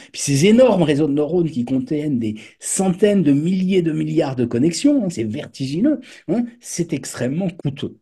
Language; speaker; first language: French; native; French